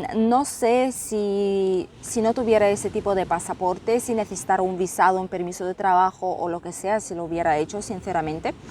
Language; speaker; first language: Spanish; non-native, fluent; Russian